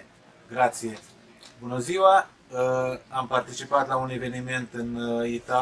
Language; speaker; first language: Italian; non-native, fluent; Romanian